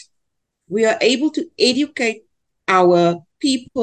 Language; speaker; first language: English; non-native, local second language; Afrikaans